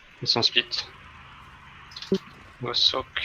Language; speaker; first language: French; native; French